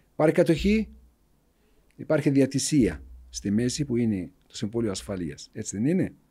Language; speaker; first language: Greek; non-native, fluent; Arabic